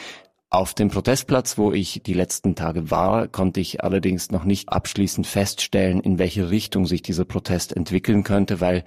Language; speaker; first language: German; native; German